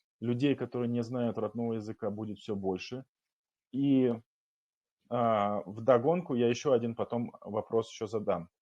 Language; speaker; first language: Russian; non-native, local second language; Kumyk